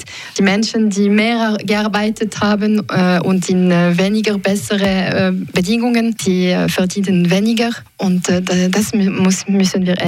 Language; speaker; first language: German; non-native, local second language; French